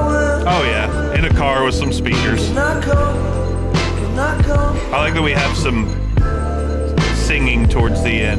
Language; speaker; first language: English; native; English